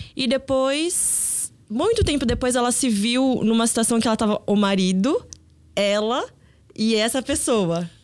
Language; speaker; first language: Portuguese; early bilingual, other home language; Korean